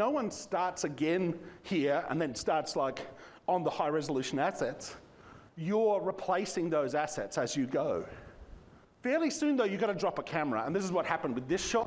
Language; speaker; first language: English; native; English